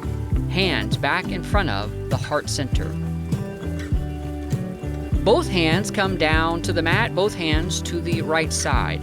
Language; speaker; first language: English; native; English